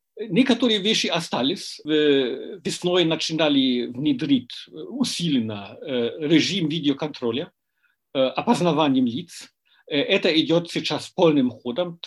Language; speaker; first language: Russian; non-native, fluent; German